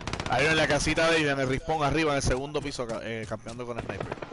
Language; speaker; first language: Spanish; early bilingual, heritage; Spanish